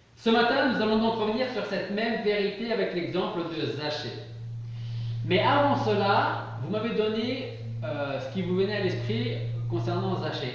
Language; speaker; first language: French; native; French